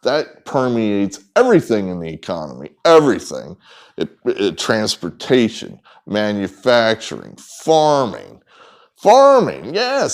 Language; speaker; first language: English; native; English